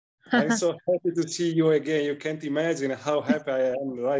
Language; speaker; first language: English; non-native, fluent; Italian